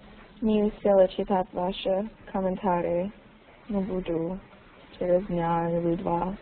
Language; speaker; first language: Russian; non-native, learner; English